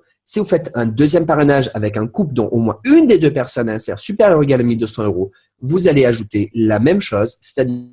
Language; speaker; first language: French; native; French